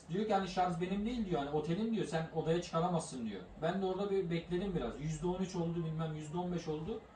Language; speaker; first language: Turkish; native; Turkish